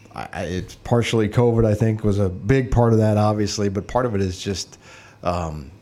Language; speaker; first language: English; native; English